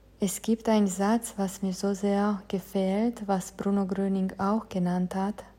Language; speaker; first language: German; non-native, fluent; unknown